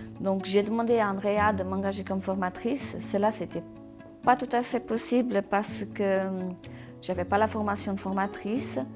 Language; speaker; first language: French; non-native, fluent; Portuguese